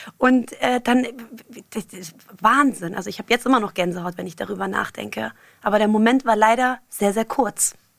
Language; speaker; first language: German; early bilingual, other home language; Persian